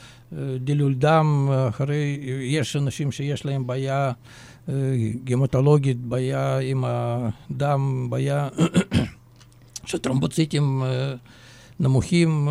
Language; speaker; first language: Hebrew; non-native, fluent; Russian